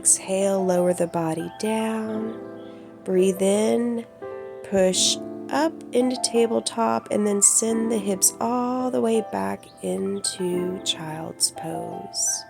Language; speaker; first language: English; native; English